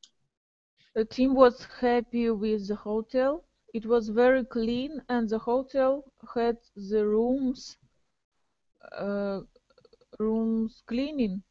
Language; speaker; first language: English; non-native, fluent; Russian